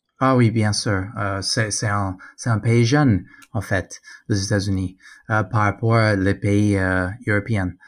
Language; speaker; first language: French; non-native, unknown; English